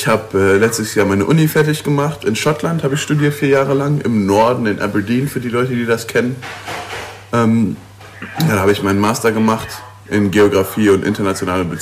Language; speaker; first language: German; non-native, local second language; Luxembourgish